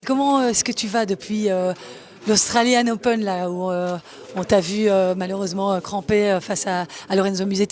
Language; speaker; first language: French; native; French